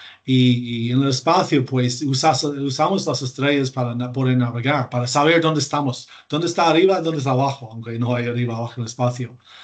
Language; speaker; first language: Spanish; non-native, fluent; English